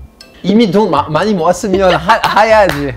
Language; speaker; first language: Korean; non-native, fluent; French